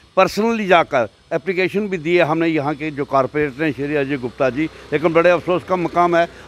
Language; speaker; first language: Hindi; native; Hindi